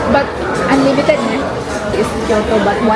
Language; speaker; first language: English; non-native, local second language; Filipino